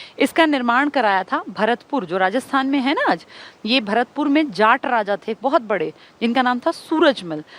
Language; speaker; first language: Hindi; native; Hindi